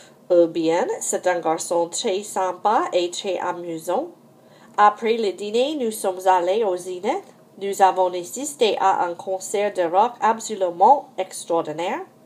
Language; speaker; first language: French; non-native, fluent; English